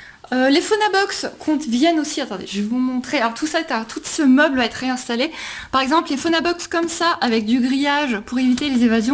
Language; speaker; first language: French; native; French